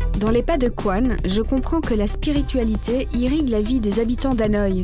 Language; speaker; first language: French; native; French